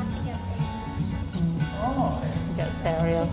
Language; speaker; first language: English; non-native, fluent; Indonesian